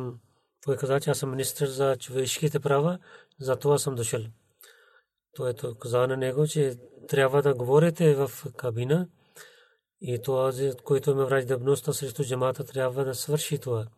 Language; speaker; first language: Bulgarian; non-native, learner; Urdu